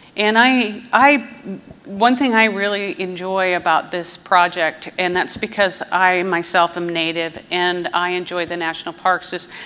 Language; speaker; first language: English; native; English